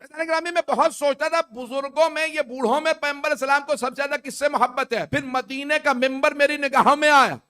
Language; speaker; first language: Urdu; native; Urdu